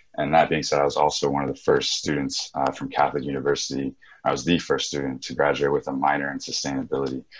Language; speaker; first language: English; native; English